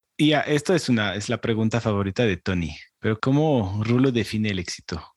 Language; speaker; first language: Spanish; non-native, fluent; French